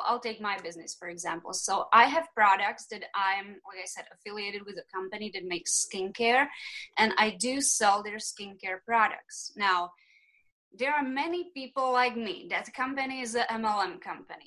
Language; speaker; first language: English; non-native, fluent; Czech